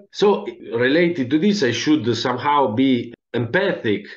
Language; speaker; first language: English; non-native, fluent; Italian